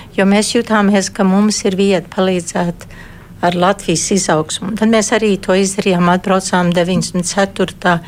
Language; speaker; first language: Latvian; early bilingual, heritage; Latvian